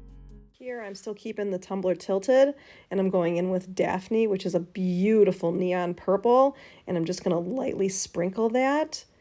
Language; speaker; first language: English; native; English